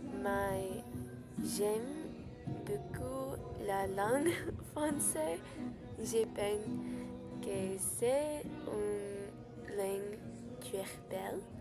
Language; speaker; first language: French; non-native, learner; English